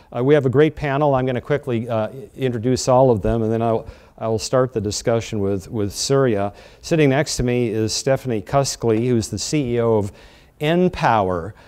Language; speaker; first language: English; native; English